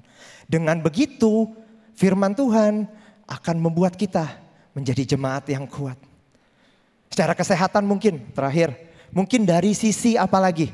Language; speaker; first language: Indonesian; native; Indonesian